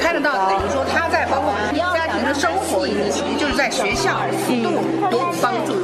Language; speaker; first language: Chinese; native; Chinese